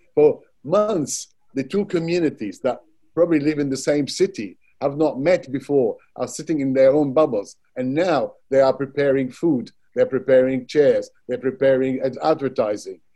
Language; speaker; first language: English; non-native, fluent; Arabic